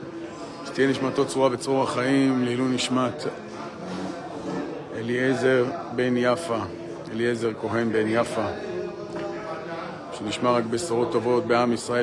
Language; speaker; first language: Hebrew; native; Hebrew